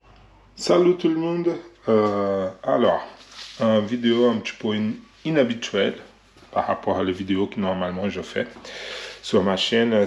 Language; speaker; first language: French; non-native, learner; Portuguese